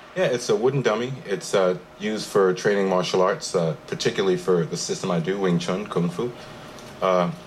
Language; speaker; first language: English; native; English